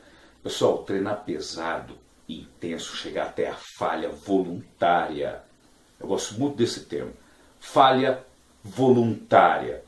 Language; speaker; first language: Portuguese; native; Portuguese